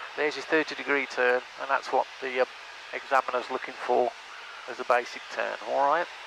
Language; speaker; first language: English; native; English